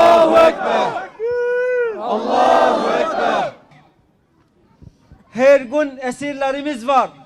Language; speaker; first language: Turkish; non-native, fluent; Arabic